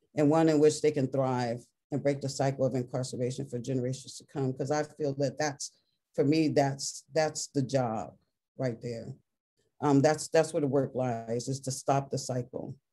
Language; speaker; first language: English; native; English